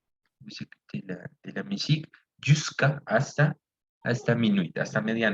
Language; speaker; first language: French; non-native, fluent; Spanish